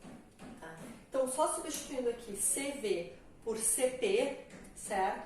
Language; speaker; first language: Portuguese; native; Portuguese